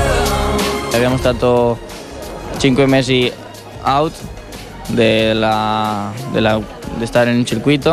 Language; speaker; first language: Italian; non-native, learner; Catalan